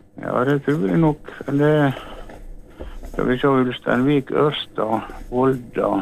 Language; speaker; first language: Norwegian; native; Norwegian